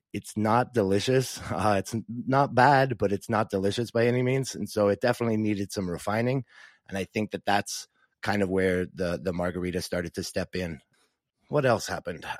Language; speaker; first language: English; native; English